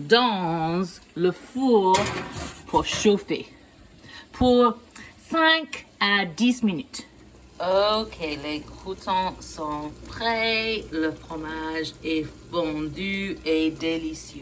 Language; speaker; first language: French; non-native, fluent; English